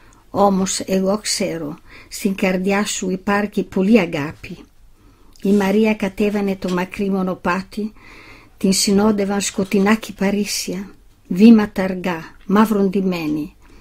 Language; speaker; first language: Greek; non-native, fluent; Italian